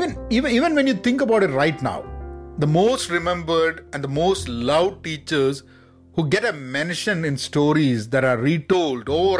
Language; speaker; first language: English; non-native, local second language; Malayalam